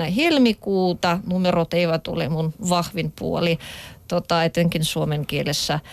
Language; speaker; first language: Finnish; non-native, fluent; Russian